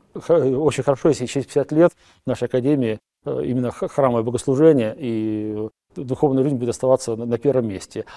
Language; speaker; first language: Russian; native; Russian